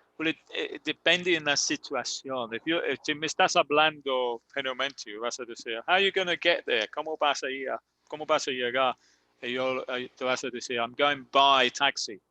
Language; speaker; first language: Spanish; non-native, learner; English